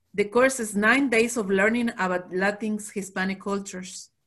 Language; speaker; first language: English; non-native, fluent; Spanish